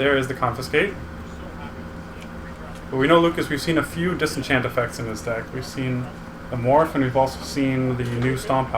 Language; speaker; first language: English; native; English